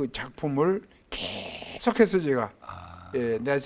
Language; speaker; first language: Korean; native; Korean